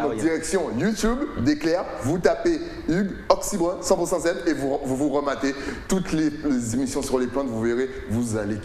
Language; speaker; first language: French; native; French